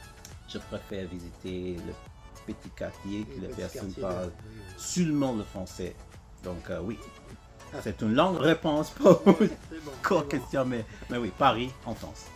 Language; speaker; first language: French; non-native, learner; English